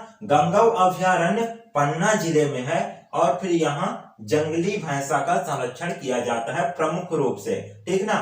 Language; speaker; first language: Hindi; native; Hindi